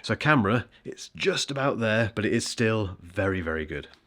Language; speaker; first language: English; native; English